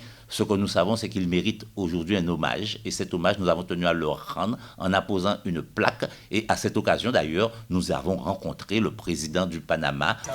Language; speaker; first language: French; native; French